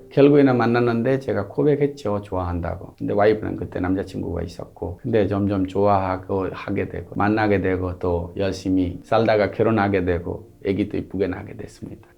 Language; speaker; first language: Korean; non-native, fluent; Hindi